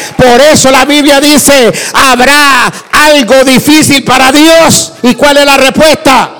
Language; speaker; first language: Spanish; early bilingual, heritage; Spanish